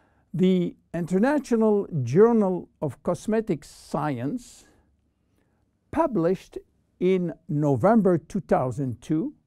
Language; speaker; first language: English; non-native, fluent; French